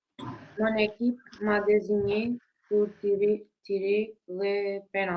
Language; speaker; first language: French; non-native, learner; Portuguese